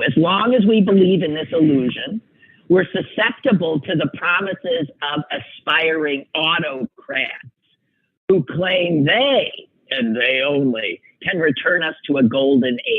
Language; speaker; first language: English; native; English